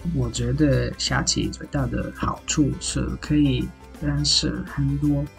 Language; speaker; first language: Chinese; non-native, fluent; Italian